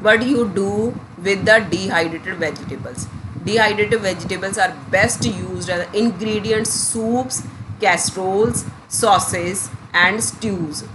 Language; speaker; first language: English; non-native, local second language; Punjabi